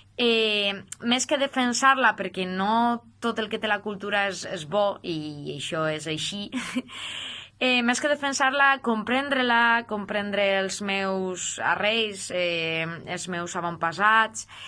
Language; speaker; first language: Catalan; non-native, local second language; Spanish